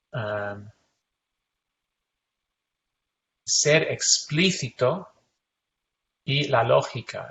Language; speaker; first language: Spanish; non-native, fluent; English